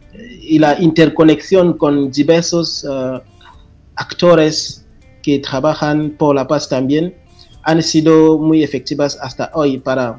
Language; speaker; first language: Spanish; non-native, fluent; French